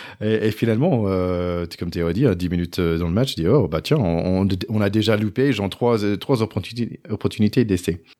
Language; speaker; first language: French; non-native, fluent; English